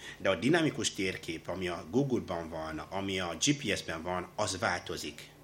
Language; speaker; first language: Hungarian; non-native, fluent; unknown